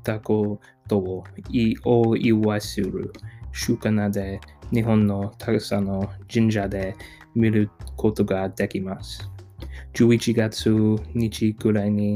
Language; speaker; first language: Japanese; non-native, learner; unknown